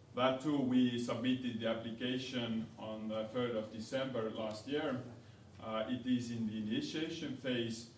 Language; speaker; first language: English; non-native, fluent; Estonian